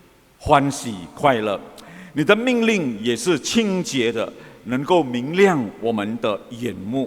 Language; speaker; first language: Chinese; early bilingual, heritage; Chinese